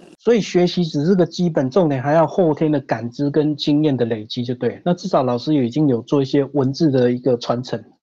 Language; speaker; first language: Chinese; native; Chinese